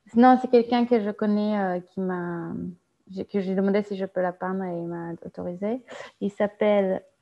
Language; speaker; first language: French; non-native, fluent; Hebrew